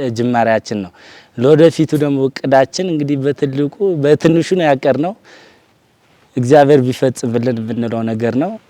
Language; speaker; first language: Amharic; non-native, local second language; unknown